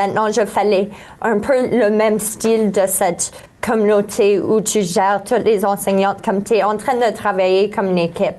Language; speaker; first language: French; native; French